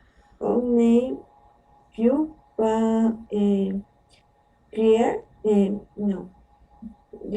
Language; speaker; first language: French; non-native, learner; Spanish